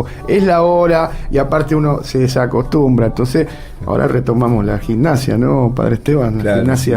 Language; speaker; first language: Spanish; native; Spanish